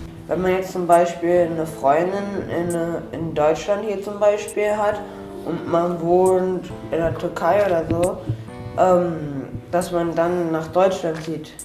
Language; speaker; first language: German; early bilingual, other home language; Turkish